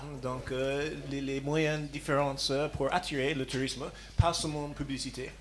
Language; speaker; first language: French; non-native, fluent; English